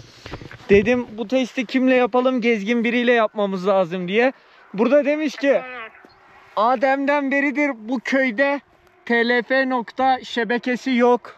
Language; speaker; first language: Turkish; native; Turkish